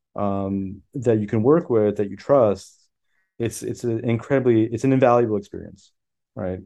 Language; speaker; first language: English; early bilingual, other home language; French